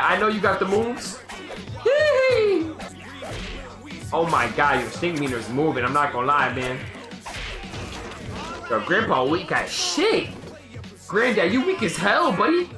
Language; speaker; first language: English; native; English